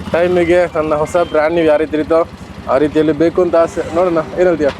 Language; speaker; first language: Kannada; non-native, local second language; Malayalam